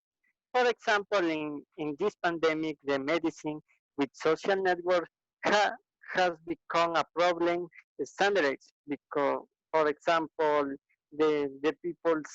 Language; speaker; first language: English; non-native, learner; Spanish